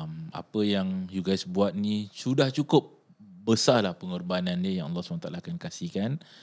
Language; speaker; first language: Malay; native; Malay